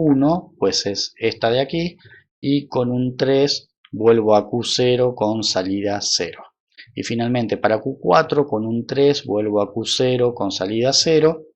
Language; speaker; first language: Spanish; native; Spanish